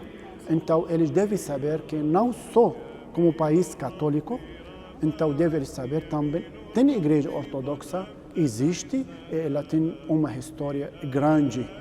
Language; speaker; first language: Portuguese; non-native, learner; Arabic